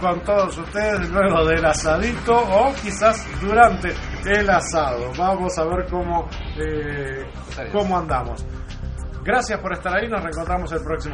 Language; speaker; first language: Spanish; native; Spanish